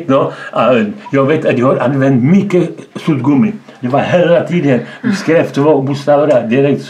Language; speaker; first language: Swedish; non-native, learner; Czech